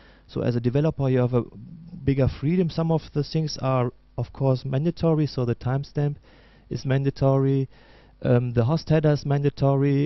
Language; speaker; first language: English; non-native, fluent; German